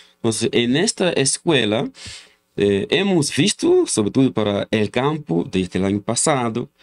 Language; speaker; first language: Spanish; non-native, learner; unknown